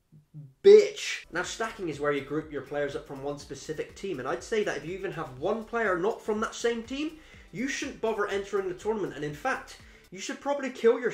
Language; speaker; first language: English; native; English